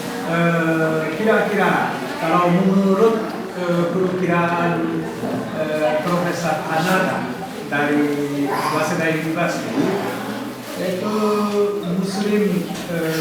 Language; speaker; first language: Indonesian; non-native, fluent; Japanese